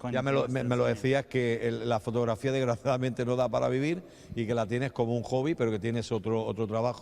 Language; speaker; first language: Spanish; native; Spanish